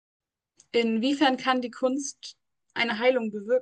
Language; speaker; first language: German; native; German